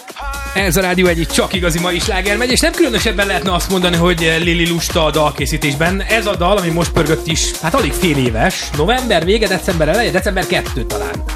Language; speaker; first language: Hungarian; native; Hungarian